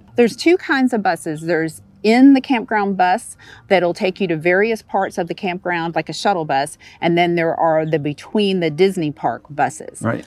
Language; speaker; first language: English; native; English